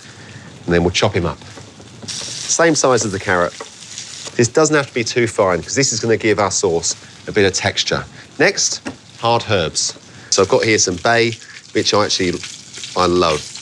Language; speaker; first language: English; native; English